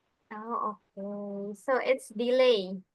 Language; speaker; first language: English; non-native, fluent; Indonesian